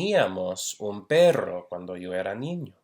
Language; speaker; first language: Spanish; non-native, fluent; English